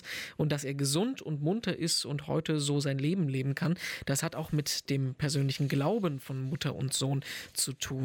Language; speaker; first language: German; native; German